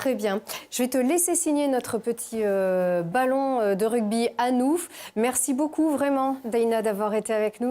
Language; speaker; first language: French; native; French